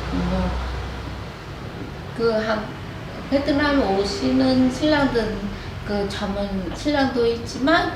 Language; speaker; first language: Korean; non-native, fluent; Vietnamese